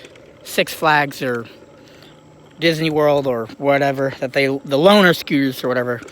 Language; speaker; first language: English; native; English